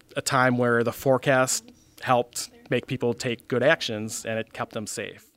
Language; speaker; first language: English; native; English